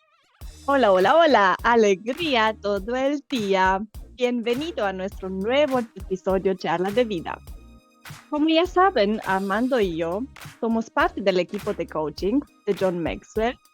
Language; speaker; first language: Spanish; non-native, fluent; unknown